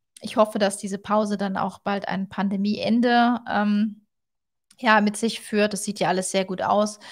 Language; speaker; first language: German; native; German